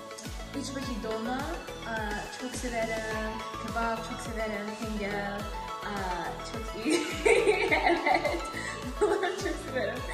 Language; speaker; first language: Turkish; non-native, learner; English